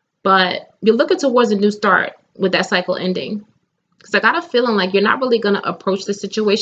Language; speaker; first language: English; native; English